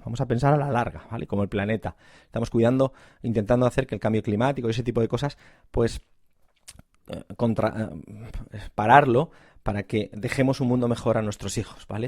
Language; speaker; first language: Spanish; native; Spanish